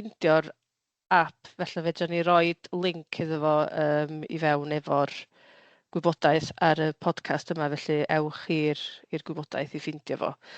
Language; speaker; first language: Welsh; native; Welsh